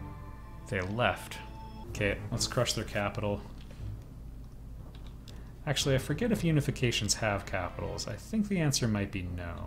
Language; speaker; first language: English; native; English